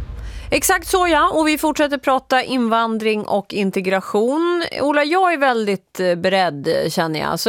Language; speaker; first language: Swedish; native; Swedish